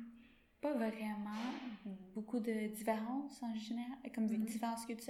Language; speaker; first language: French; non-native, local second language; English